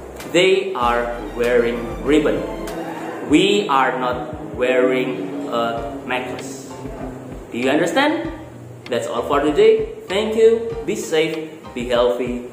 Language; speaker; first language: English; non-native, fluent; Indonesian